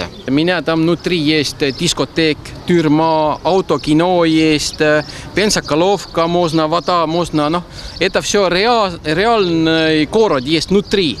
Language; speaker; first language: Russian; non-native, learner; Estonian